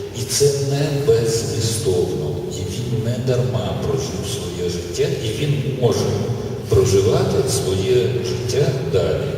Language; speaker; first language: Ukrainian; non-native, local second language; Russian